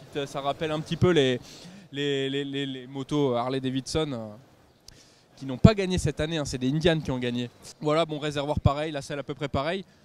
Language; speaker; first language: French; native; French